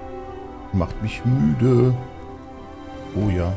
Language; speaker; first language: German; native; German